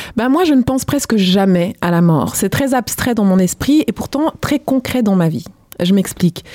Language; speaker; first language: French; native; French